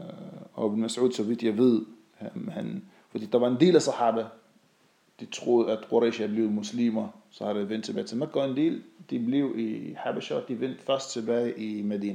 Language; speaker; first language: Danish; non-native, fluent; Arabic